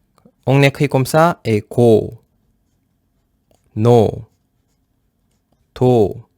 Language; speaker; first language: French; non-native, fluent; Korean